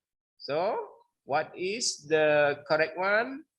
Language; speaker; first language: English; non-native, learner; Indonesian